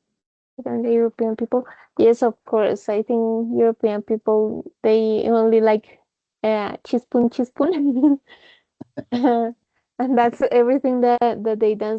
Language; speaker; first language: English; non-native, fluent; Spanish